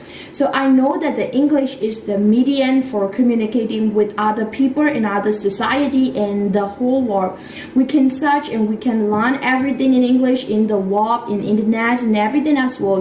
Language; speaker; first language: English; non-native, fluent; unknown